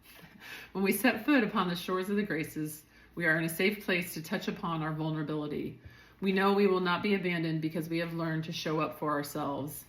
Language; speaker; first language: English; native; English